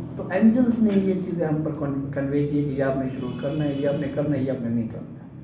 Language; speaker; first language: Urdu; non-native, local second language; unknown